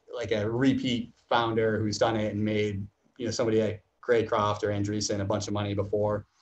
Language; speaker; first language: English; native; English